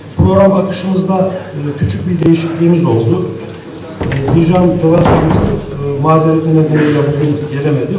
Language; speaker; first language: Turkish; non-native, local second language; Adyghe